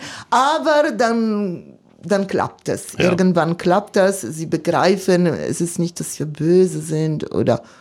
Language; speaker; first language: German; non-native, fluent; Italian